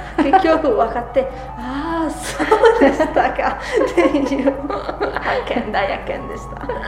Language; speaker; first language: Japanese; non-native, fluent; Italian